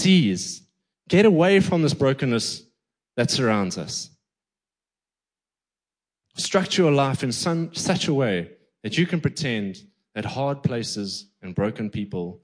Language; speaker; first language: English; native; English